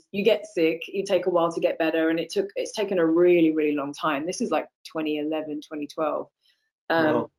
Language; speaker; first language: English; native; English